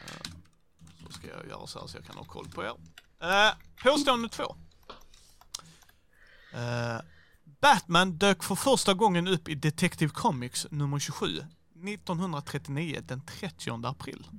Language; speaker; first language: Swedish; native; Swedish